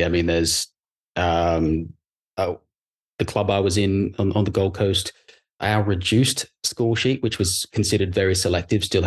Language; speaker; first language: English; native; English